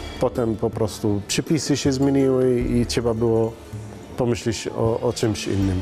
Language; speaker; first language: Polish; non-native, fluent; Arabic